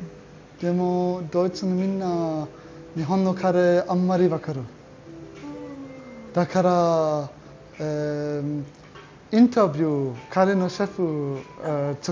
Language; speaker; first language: Japanese; non-native, learner; German